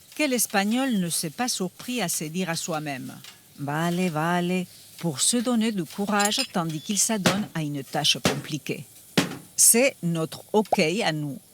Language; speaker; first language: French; non-native, fluent; Spanish